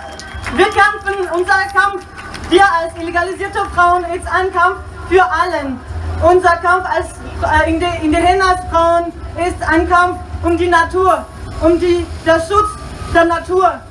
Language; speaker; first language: German; non-native, learner; Spanish